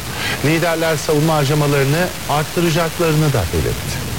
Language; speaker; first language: Turkish; native; Turkish